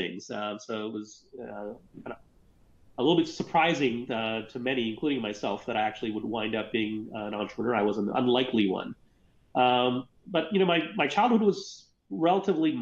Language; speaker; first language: English; early bilingual, other home language; Gujarati